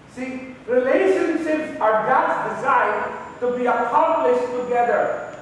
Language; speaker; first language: English; non-native, local second language; Filipino